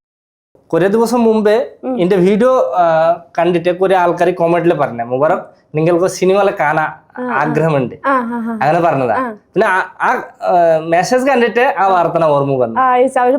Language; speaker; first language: Malayalam; non-native, local second language; Bangla